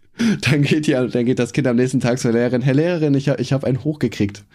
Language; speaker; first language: German; native; German